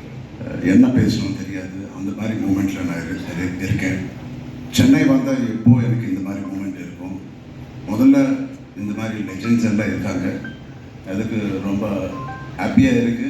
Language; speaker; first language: Tamil; non-native, learner; Telugu